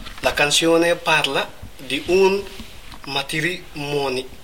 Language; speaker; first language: Italian; non-native, learner; Fula